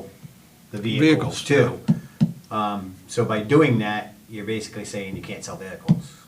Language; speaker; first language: English; native; English